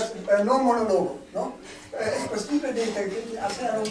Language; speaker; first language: Spanish; non-native, learner; German